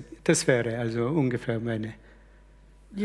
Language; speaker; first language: German; early bilingual, other home language; Slovenian